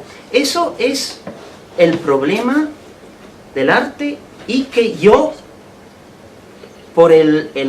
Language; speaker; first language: Spanish; non-native, fluent; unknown